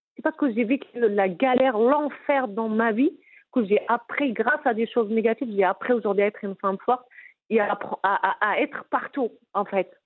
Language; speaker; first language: French; non-native, local second language; Arabic